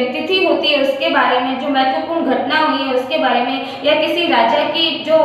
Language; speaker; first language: Hindi; native; Hindi